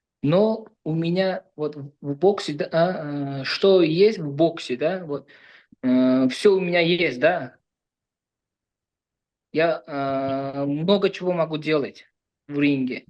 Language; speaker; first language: Russian; non-native, learner; Uzbek